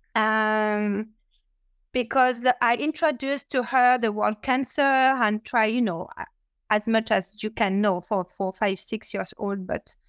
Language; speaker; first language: English; non-native, fluent; French